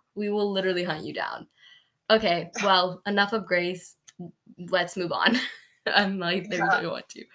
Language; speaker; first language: English; native; English